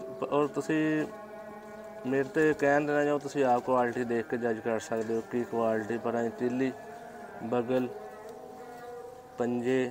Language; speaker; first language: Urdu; non-native, local second language; Punjabi